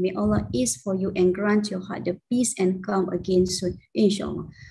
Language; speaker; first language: English; non-native, local second language; Malay